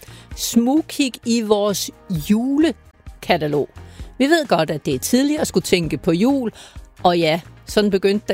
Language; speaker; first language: Danish; native; Danish